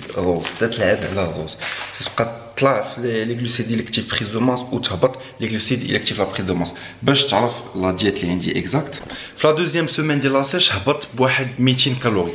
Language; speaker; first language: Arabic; native; Arabic